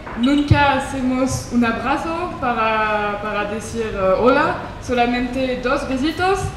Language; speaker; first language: Spanish; non-native, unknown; French